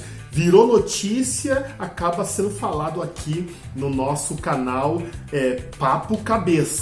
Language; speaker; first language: Portuguese; native; Portuguese